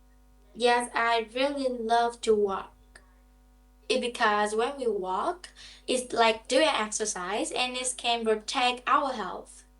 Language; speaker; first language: English; non-native, learner; Vietnamese